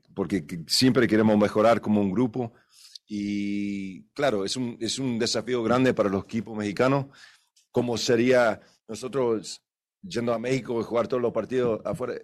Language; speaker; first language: Spanish; early bilingual, heritage; Spanish